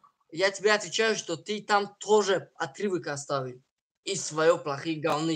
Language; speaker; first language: Russian; non-native, learner; Tajik